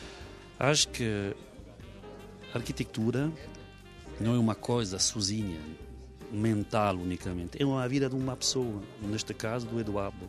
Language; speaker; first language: Portuguese; non-native, fluent; French